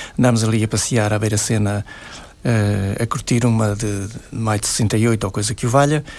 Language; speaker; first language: Portuguese; native; Portuguese